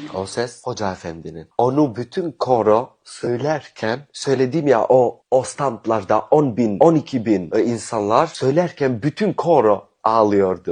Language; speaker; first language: Turkish; non-native, fluent; Albanian